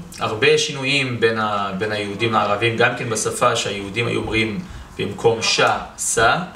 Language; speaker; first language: Hebrew; native; Hebrew